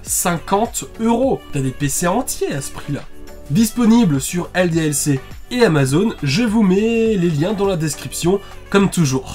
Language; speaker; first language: French; native; French